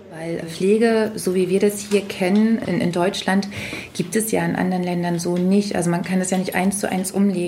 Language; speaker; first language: German; native; German